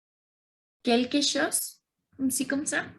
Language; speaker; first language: French; non-native, learner; Spanish